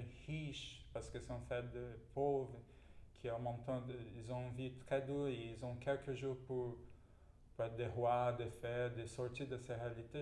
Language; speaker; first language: French; non-native, fluent; Portuguese